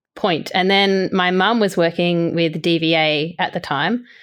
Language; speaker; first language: English; native; English